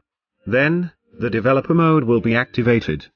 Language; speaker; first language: English; non-native, fluent; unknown